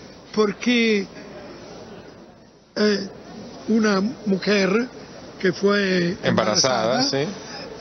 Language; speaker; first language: Spanish; non-native, fluent; Italian